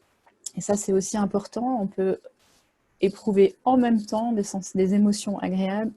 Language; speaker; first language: French; native; French